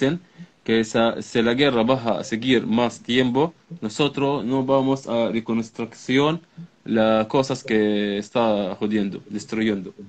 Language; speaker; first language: Spanish; non-native, learner; Arabic